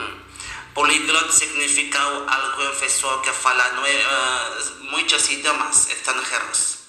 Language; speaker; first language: Portuguese; non-native, learner; Indonesian